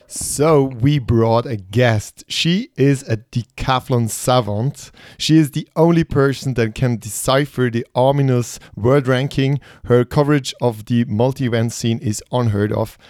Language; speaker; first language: English; non-native, fluent; Swiss German